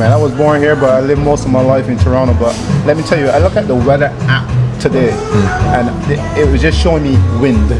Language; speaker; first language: English; native; English